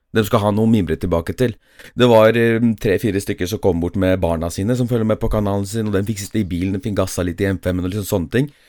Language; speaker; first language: Norwegian; early bilingual, other home language; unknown